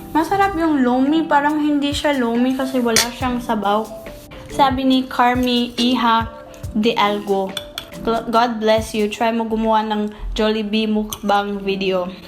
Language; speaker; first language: Filipino; non-native, fluent; English